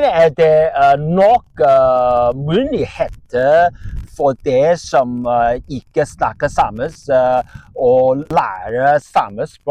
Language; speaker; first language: Norwegian; non-native, learner; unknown